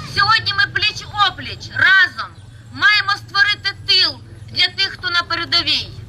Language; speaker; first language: Ukrainian; native; Ukrainian